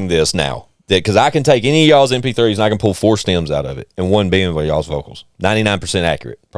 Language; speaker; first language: English; native; English